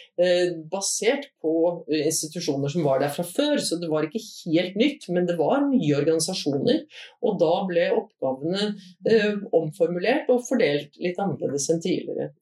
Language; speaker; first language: Norwegian; native; Norwegian